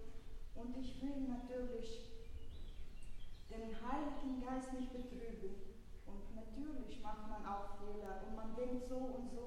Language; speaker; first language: German; early bilingual, other home language; Russian